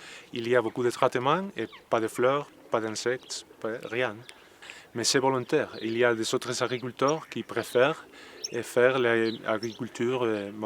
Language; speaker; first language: French; non-native, learner; Spanish